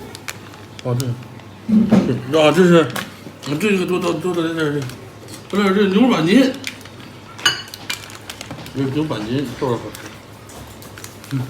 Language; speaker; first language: Chinese; native; Chinese